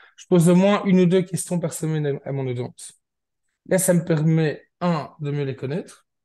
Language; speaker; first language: French; native; French